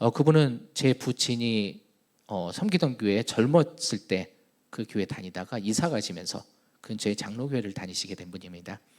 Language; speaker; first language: Korean; native; Korean